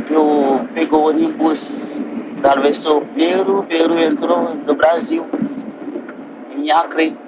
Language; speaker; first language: Portuguese; non-native, learner; Haitian Creole